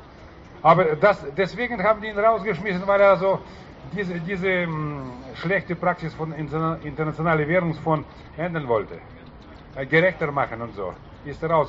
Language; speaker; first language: German; non-native, fluent; Russian